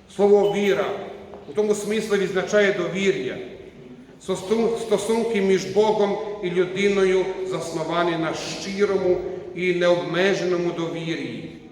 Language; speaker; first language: Ukrainian; non-native, learner; Croatian